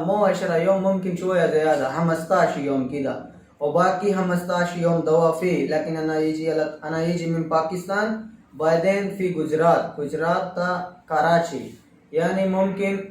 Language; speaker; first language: Arabic; non-native, learner; Urdu